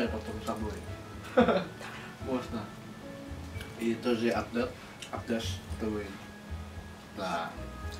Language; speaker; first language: Russian; non-native, learner; Indonesian